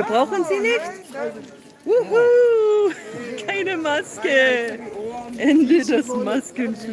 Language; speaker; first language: German; non-native, learner; English